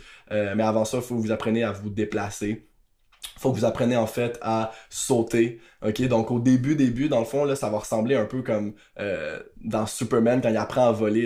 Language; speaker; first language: French; native; French